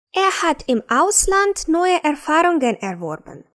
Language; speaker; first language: German; non-native, fluent; Ukrainian